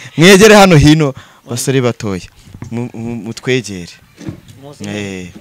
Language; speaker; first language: Kinyarwanda; native; Kinyarwanda